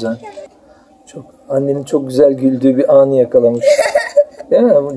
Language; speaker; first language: Turkish; native; Turkish